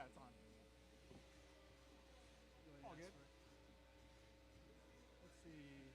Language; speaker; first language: English; native; English